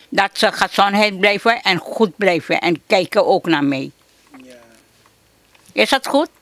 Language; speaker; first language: Dutch; non-native, local second language; Caribbean Hindustani